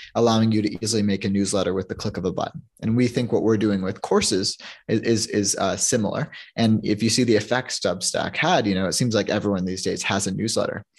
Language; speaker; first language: English; native; English